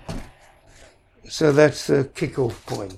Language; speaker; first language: English; native; English